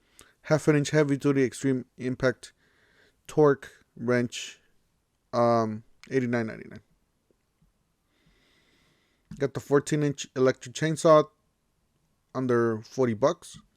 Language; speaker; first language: English; native; English